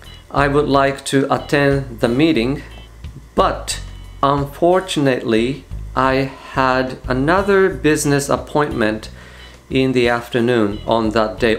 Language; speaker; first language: English; non-native, fluent; Japanese